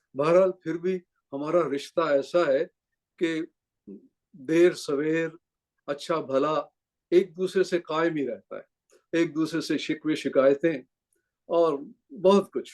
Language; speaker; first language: Urdu; native; Urdu